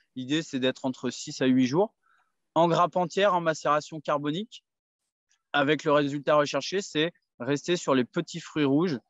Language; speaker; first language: French; native; French